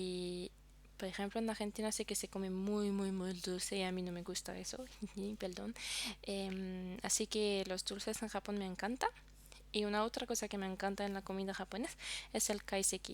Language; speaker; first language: Spanish; non-native, fluent; French